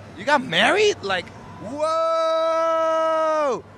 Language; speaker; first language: English; non-native, local second language; Spanish